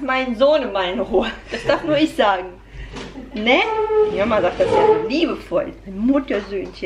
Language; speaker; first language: German; native; German